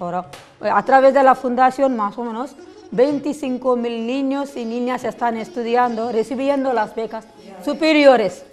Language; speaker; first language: Spanish; non-native, learner; Telugu